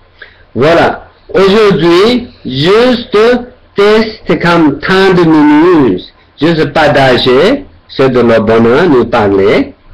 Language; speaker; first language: French; non-native, learner; Tibetan